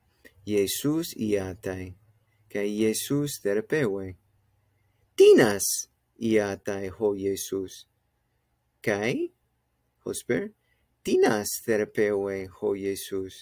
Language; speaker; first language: Greek; non-native, fluent; English